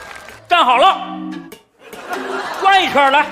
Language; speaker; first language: Chinese; native; Chinese